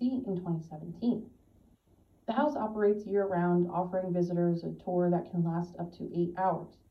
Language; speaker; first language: English; native; English